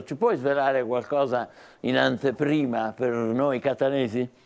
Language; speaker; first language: Italian; native; Italian